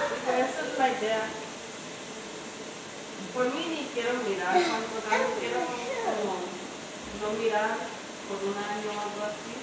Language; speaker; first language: Spanish; early bilingual, heritage; English